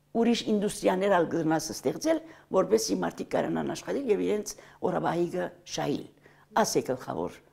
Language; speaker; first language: Armenian; early bilingual, heritage; Armenian